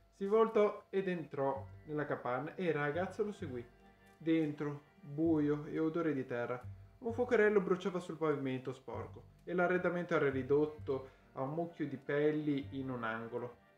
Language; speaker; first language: Italian; native; Italian